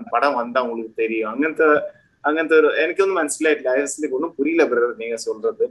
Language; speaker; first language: Malayalam; early bilingual, heritage; Malayalam